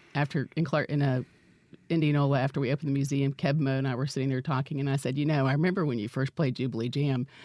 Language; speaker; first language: English; native; English